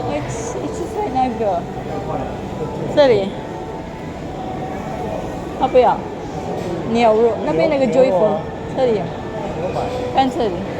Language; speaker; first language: Chinese; non-native, fluent; Filipino